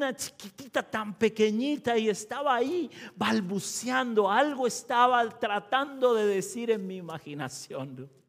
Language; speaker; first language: Spanish; native; Spanish